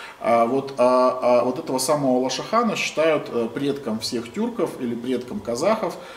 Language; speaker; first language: Russian; native; Russian